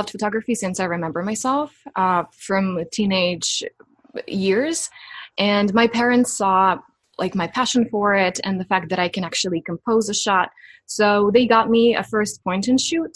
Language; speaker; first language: English; non-native, fluent; Ukrainian